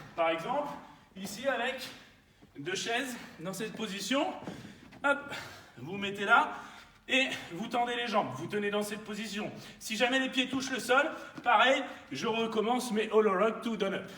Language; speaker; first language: French; native; French